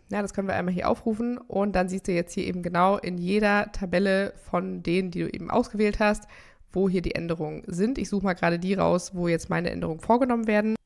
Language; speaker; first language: German; native; German